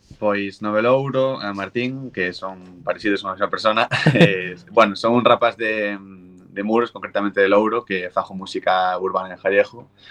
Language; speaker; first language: Galician; native; Galician